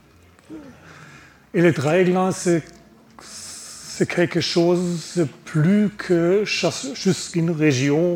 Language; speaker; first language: French; non-native, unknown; German